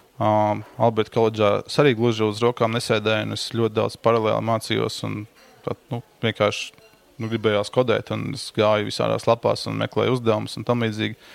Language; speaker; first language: Latvian; native; Latvian